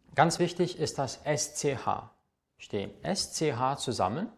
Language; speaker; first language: German; native; German